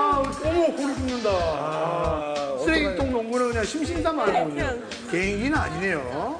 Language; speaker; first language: Korean; native; Korean